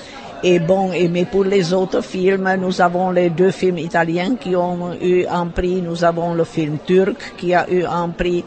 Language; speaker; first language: French; non-native, fluent; Czech